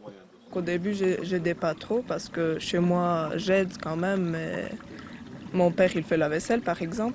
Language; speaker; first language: French; non-native, learner; Japanese